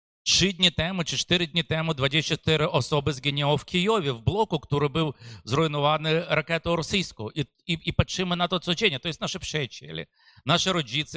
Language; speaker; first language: Polish; non-native, fluent; Ukrainian